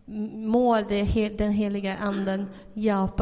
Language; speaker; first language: Swedish; non-native, fluent; Chinese